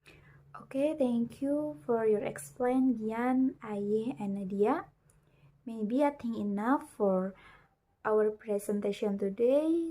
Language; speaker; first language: English; non-native, learner; Indonesian